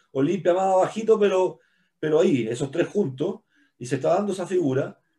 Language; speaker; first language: Spanish; native; Spanish